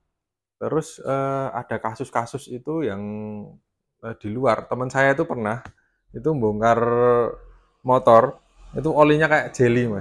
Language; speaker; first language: Indonesian; native; Indonesian